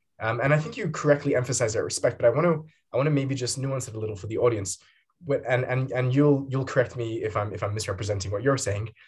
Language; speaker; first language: English; native; English